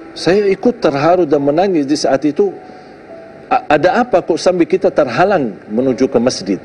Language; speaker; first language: Indonesian; non-native, fluent; Arabic